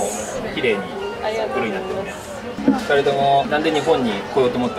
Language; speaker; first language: Japanese; native; Japanese